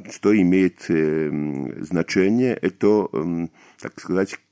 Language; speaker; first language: Russian; non-native, fluent; Polish